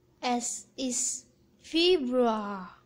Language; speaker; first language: German; non-native, fluent; Indonesian